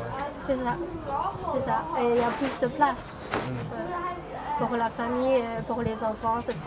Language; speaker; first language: French; non-native, fluent; Chinese